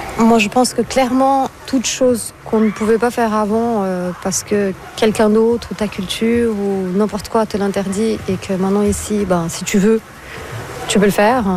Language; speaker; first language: French; non-native, fluent; Portuguese